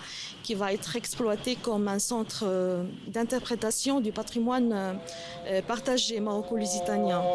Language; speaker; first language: French; non-native, local second language; Arabic